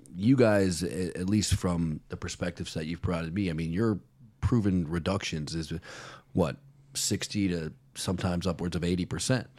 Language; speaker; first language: English; native; English